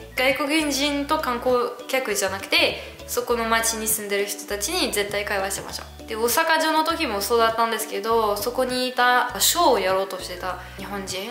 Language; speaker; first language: Japanese; non-native, fluent; French